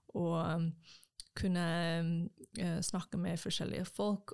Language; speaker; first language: Norwegian; non-native, fluent; English